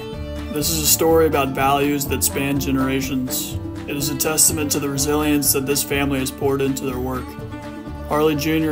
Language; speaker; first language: English; native; English